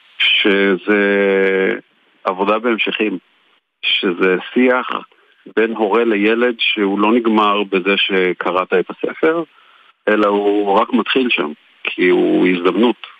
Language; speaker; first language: Hebrew; native; Hebrew